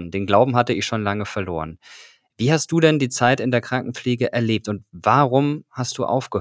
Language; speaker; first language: German; native; German